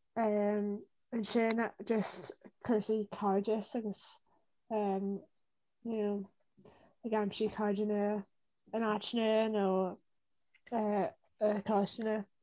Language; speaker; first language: Irish; native; Irish